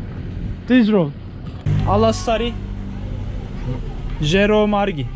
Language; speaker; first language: English; non-native, learner; Turkish